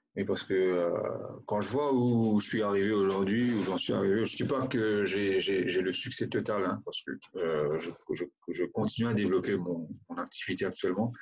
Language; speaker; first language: French; non-native, local second language; Morisyen